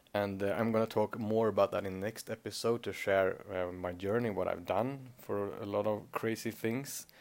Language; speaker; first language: English; non-native, fluent; Swedish